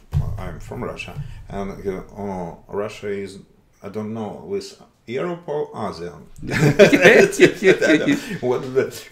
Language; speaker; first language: English; non-native, learner; Russian